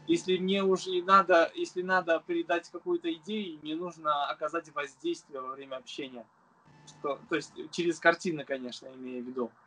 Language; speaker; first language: Russian; non-native, local second language; Romanian